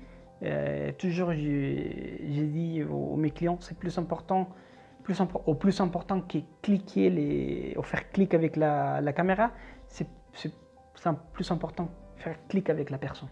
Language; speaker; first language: French; non-native, fluent; Spanish